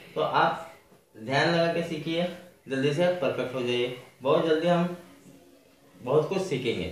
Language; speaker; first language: Hindi; non-native, local second language; Kannada